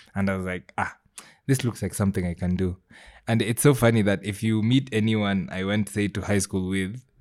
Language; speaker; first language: English; non-native, local second language; Gusii